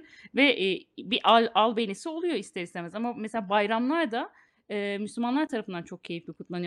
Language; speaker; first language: Turkish; native; Turkish